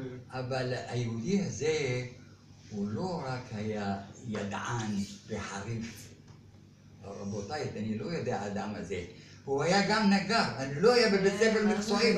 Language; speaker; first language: Hebrew; non-native, fluent; Arabic